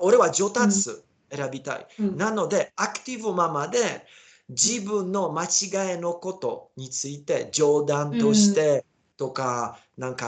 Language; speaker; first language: Japanese; non-native, learner; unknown